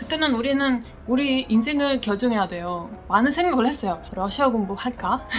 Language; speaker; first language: Korean; non-native, fluent; Italian